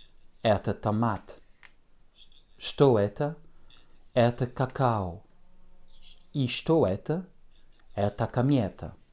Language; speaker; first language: Russian; non-native, fluent; French